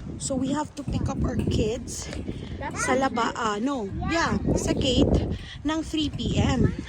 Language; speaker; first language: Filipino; native; Filipino